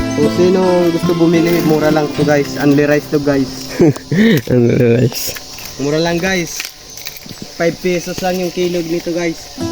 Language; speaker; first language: Filipino; non-native, local second language; Waray